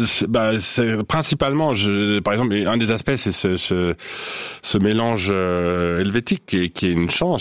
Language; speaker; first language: French; non-native, local second language; Swiss German